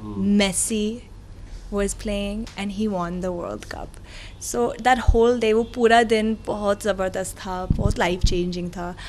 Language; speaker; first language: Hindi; non-native, learner; Arabic